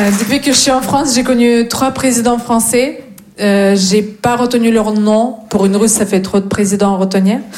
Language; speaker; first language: French; non-native, fluent; Russian